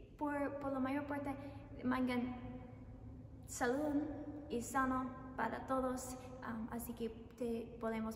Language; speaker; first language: Spanish; non-native, learner; English